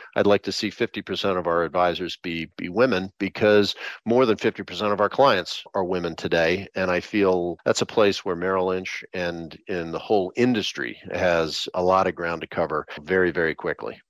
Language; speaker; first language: English; native; English